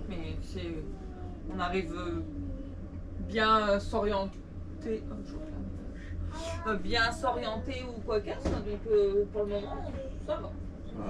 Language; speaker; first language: French; native; French